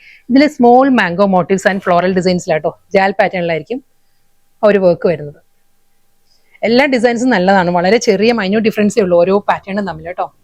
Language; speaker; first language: Malayalam; native; Malayalam